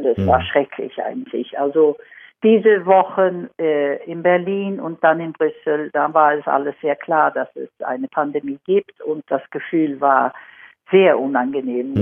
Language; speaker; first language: German; non-native, fluent; Swedish